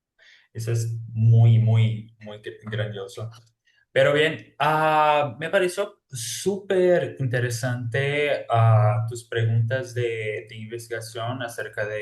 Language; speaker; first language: Spanish; non-native, fluent; Portuguese